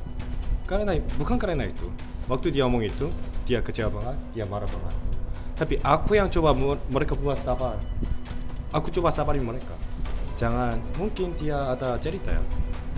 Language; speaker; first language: Indonesian; non-native, learner; Korean